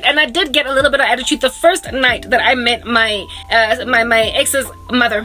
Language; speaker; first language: English; non-native, local second language; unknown